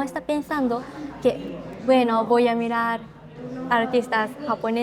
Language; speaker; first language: Spanish; non-native, learner; Japanese